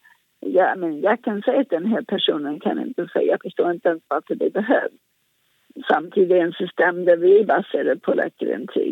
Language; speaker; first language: Swedish; non-native, fluent; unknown